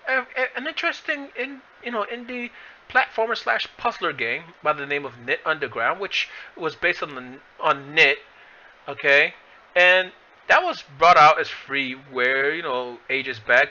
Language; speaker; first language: English; native; English